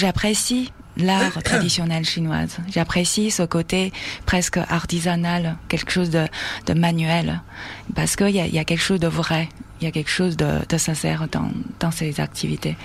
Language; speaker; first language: French; non-native, fluent; Chinese